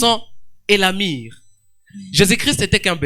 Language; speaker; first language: French; non-native, local second language; Swahili